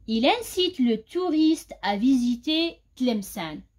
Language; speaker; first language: French; non-native, local second language; Arabic